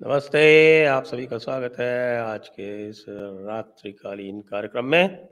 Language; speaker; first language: Hindi; native; Hindi